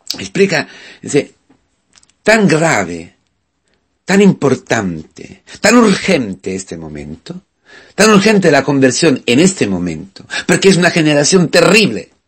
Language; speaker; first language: Spanish; non-native, fluent; Italian